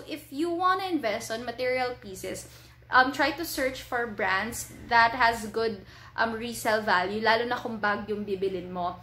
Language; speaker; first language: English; non-native, local second language; Filipino